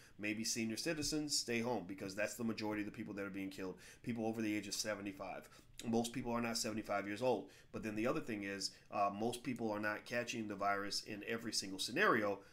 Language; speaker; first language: English; native; English